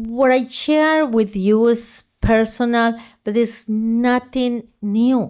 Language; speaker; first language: English; non-native, fluent; Spanish